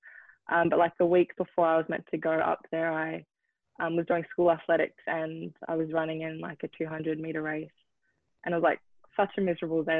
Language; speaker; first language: English; native; English